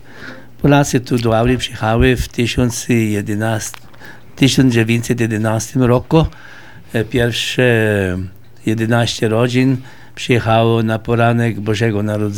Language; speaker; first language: Polish; early bilingual, heritage; Polish